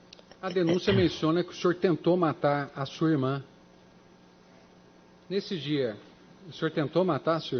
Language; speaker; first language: Portuguese; native; Portuguese